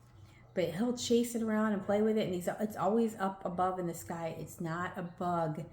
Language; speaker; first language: English; native; English